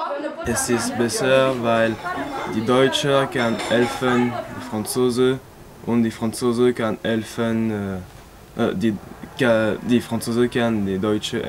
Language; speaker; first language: German; non-native, learner; French